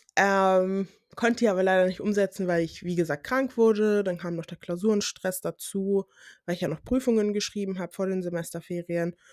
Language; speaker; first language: German; native; German